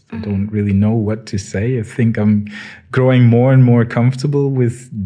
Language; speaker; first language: English; non-native, local second language; Tswana